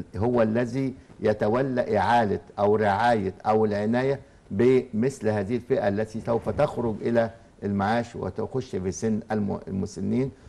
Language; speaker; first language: Arabic; native; Arabic